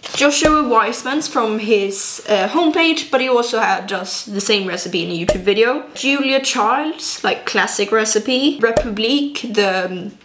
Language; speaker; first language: English; native; English